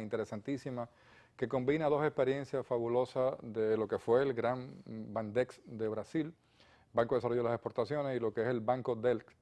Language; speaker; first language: Spanish; native; Spanish